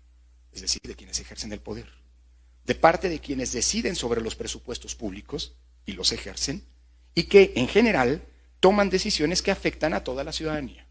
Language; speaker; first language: Spanish; native; Spanish